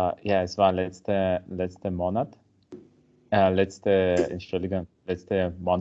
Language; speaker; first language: German; non-native, learner; Italian